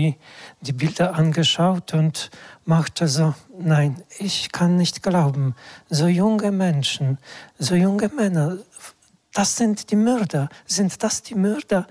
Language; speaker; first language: German; non-native, fluent; Polish